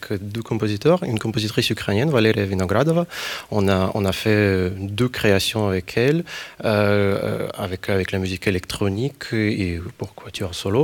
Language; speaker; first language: French; non-native, fluent; Ukrainian